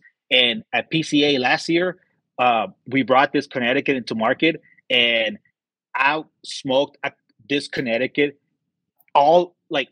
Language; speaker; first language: English; native; English